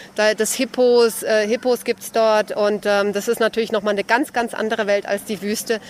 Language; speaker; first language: German; native; German